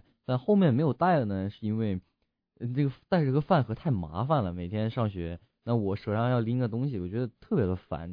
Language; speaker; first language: Chinese; native; Chinese